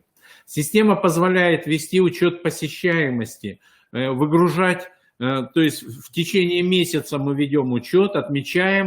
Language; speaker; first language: Russian; native; Russian